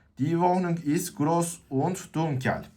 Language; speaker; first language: German; non-native, learner; Turkish